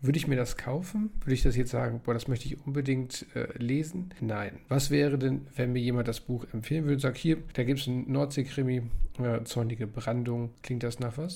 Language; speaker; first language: German; native; German